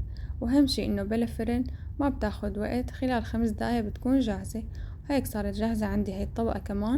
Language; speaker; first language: Arabic; native; Arabic